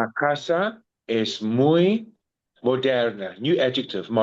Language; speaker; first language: Spanish; non-native, learner; English